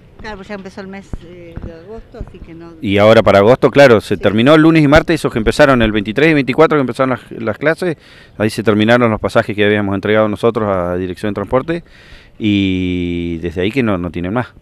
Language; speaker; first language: Spanish; native; Spanish